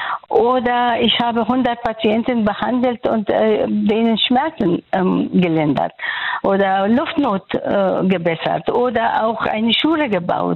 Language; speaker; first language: German; non-native, fluent; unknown